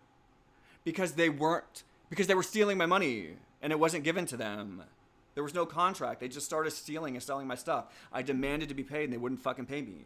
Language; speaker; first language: English; native; English